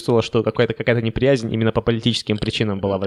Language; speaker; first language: Russian; native; Russian